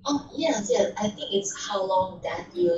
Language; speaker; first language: English; non-native, learner; Thai